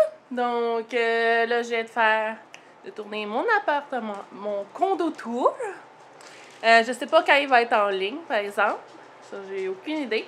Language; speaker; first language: French; native; French